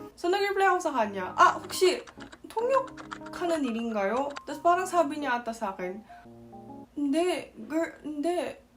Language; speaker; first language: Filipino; non-native, fluent; Korean